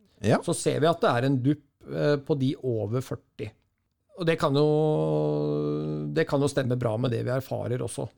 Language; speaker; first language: Norwegian; native; Norwegian